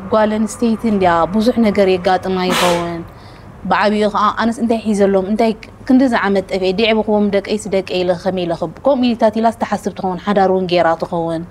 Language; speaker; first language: Tigrinya; native; Tigrinya